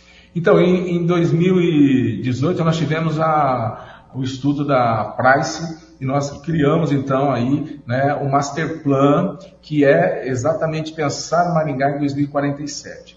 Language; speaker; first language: Portuguese; native; Portuguese